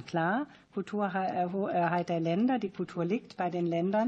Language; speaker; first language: German; native; German